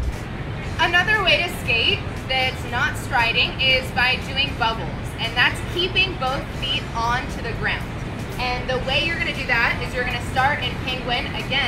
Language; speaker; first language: English; native; English